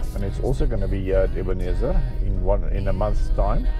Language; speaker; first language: English; non-native, local second language; Afrikaans